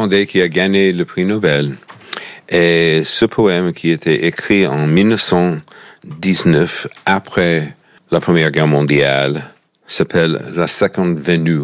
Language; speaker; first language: French; non-native, fluent; English